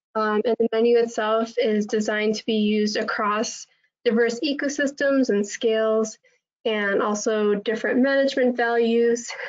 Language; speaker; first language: English; native; English